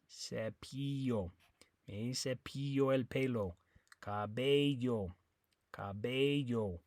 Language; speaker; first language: Spanish; non-native, fluent; English